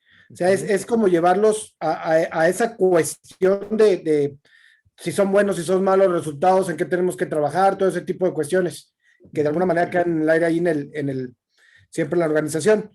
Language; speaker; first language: Spanish; native; Spanish